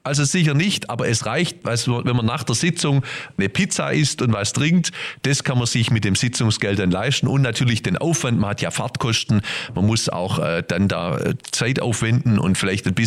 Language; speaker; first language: German; native; German